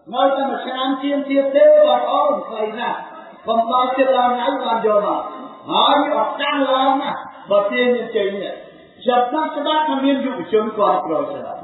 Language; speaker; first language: Khmer; native; Khmer